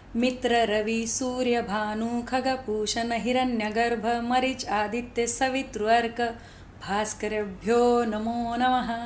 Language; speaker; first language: Hindi; non-native, local second language; Marathi